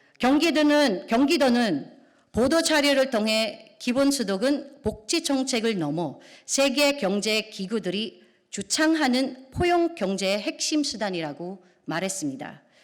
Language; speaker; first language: Korean; non-native, fluent; Filipino